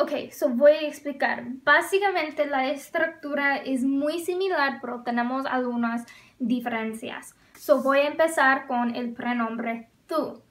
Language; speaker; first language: Spanish; non-native, fluent; English